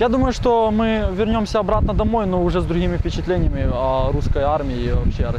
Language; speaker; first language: Russian; native; Russian